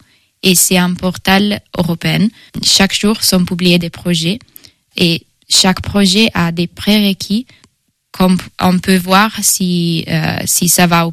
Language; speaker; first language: French; non-native, fluent; Italian